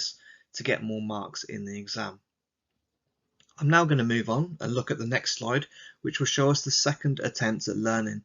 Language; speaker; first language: English; native; English